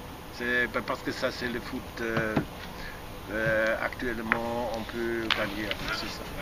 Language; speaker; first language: French; non-native, fluent; German